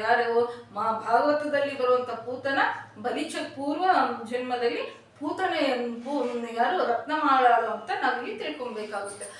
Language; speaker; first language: Kannada; non-native, local second language; Telugu